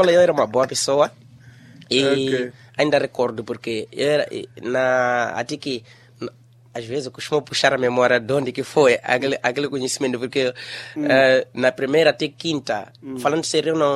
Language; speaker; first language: Portuguese; non-native, local second language; Shona